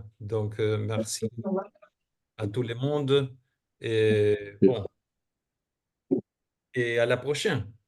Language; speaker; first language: French; non-native, fluent; Spanish